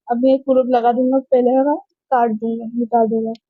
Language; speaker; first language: Hindi; non-native, local second language; Marathi